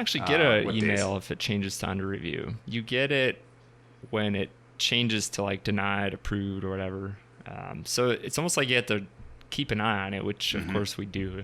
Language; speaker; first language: English; native; English